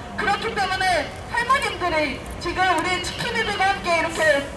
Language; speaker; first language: Korean; native; Korean